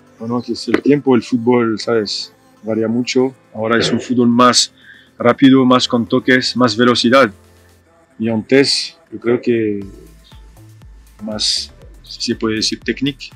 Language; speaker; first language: Spanish; non-native, fluent; French